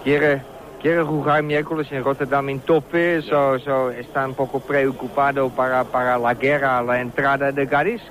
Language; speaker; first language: Spanish; non-native, learner; Dutch